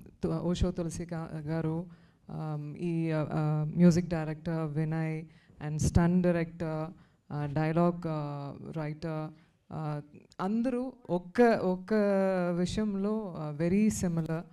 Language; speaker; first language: Telugu; non-native, local second language; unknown